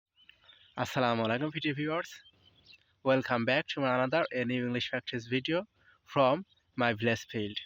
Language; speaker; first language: English; non-native, learner; Bangla